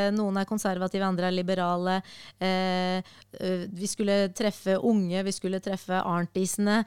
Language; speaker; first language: Norwegian; early bilingual, other home language; Arabic